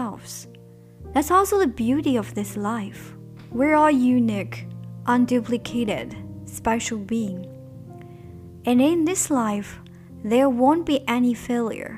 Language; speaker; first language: English; non-native, fluent; Chinese